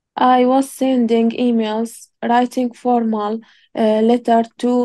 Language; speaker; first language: English; non-native, learner; Arabic